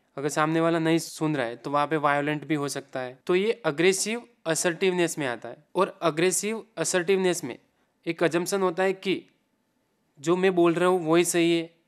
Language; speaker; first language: Hindi; non-native, local second language; Gujarati